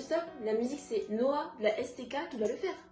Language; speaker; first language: French; native; French